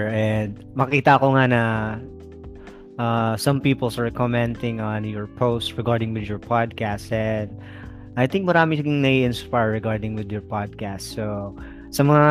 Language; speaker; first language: English; non-native, local second language; Filipino